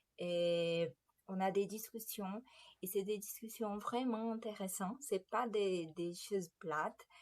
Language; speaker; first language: French; non-native, fluent; Portuguese